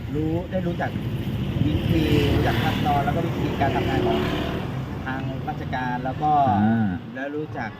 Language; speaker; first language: Thai; native; Thai